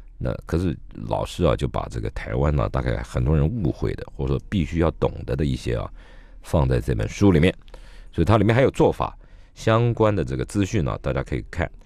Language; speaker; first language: Chinese; native; Chinese